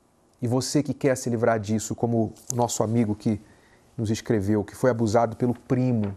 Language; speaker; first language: Portuguese; native; Portuguese